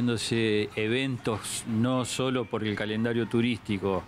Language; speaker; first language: Spanish; native; Spanish